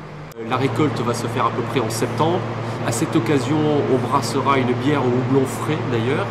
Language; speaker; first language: French; native; French